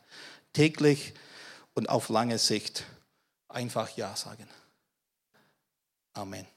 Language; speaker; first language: German; non-native, fluent; English